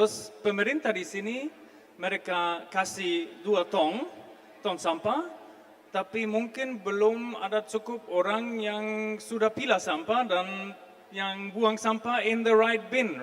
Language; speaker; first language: Indonesian; non-native, fluent; German